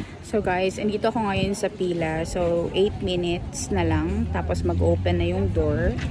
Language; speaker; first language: Filipino; native; Filipino